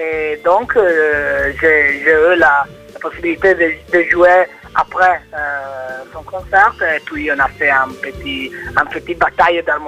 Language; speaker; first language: French; non-native, learner; Italian